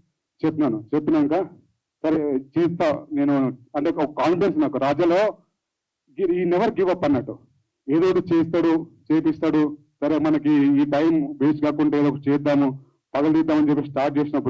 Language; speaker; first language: Telugu; native; Telugu